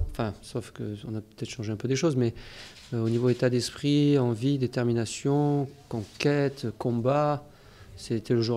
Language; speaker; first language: French; native; French